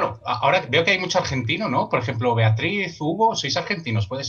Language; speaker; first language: Spanish; native; Spanish